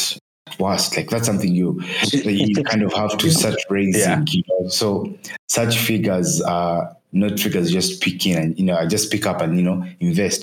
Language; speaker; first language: English; non-native, local second language; Ganda